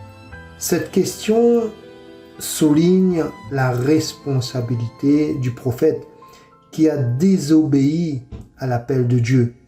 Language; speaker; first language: French; native; French